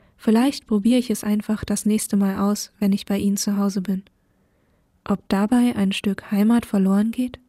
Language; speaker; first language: German; early bilingual, other home language; Vietnamese